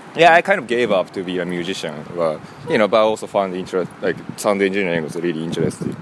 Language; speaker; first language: English; non-native, learner; Japanese